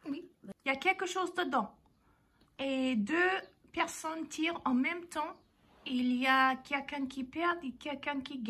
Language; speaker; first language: French; non-native, learner; English